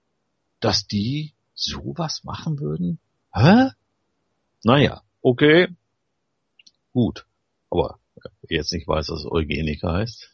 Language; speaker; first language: German; native; German